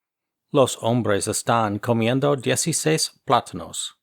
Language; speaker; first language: Spanish; non-native, fluent; English